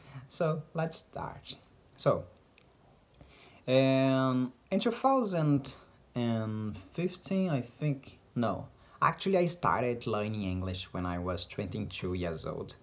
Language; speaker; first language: English; non-native, learner; Portuguese